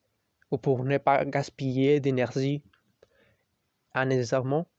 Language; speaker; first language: French; non-native, learner; Spanish